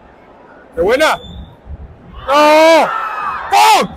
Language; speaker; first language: Spanish; native; Spanish